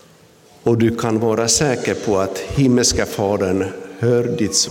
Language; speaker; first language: Swedish; non-native, local second language; Finnish